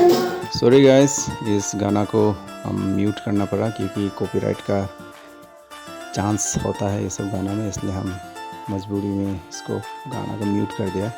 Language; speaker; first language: Hindi; non-native, local second language; Assamese